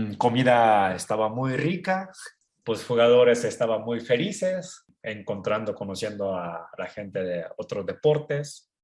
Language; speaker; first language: Spanish; non-native, fluent; Japanese